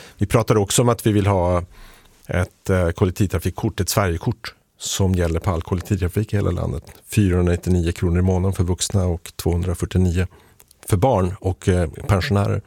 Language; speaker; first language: Swedish; native; Swedish